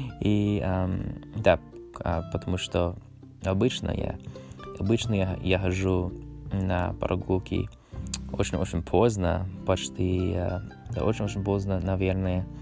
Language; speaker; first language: Russian; non-native, learner; English